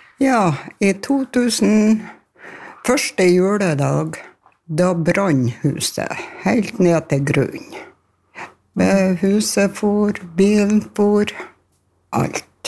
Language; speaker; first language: Norwegian; native; Norwegian